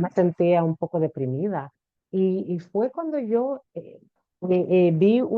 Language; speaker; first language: Spanish; early bilingual, heritage; Spanish